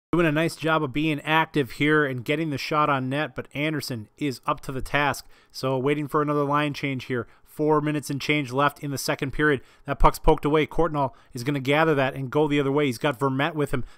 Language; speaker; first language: English; native; English